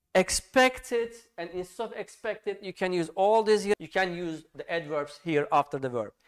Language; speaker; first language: English; non-native, fluent; Turkish